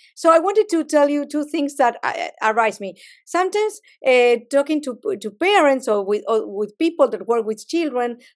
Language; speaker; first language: English; non-native, fluent; Spanish